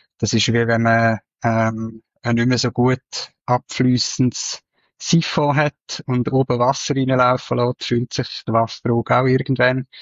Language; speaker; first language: German; native; German